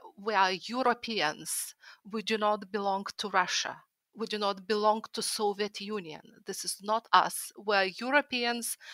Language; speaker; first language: English; non-native, fluent; Lithuanian